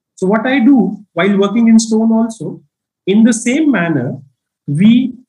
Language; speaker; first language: English; non-native, local second language; Marathi